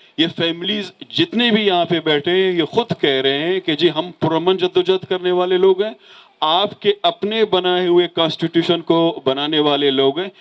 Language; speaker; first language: Urdu; non-native, local second language; Baluchi